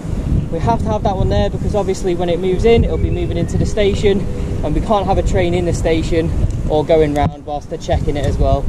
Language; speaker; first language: English; native; English